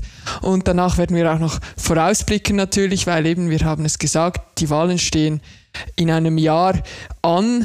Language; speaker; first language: German; native; German